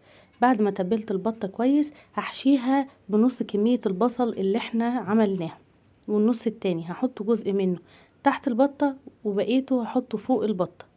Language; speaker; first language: Arabic; native; Arabic